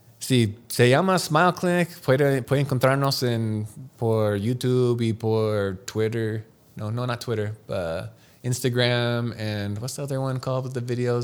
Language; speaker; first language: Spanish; non-native, learner; English